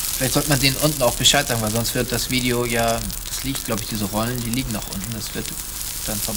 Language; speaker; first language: German; native; German